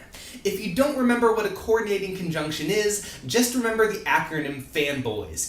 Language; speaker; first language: English; native; English